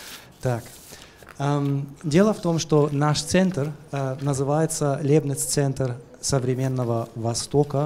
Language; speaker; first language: Russian; non-native, fluent; German